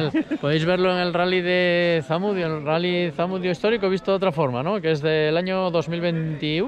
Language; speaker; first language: Spanish; native; Spanish